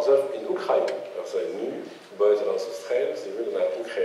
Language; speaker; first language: Dutch; non-native, local second language; French